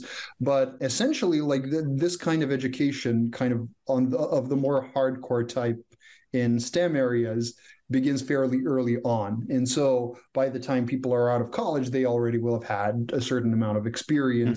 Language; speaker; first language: English; non-native, fluent; Croatian